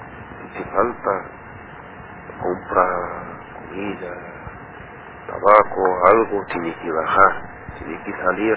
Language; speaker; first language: Spanish; non-native, learner; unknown